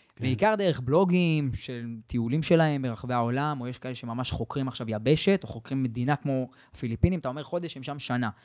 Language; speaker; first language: Hebrew; early bilingual, other home language; English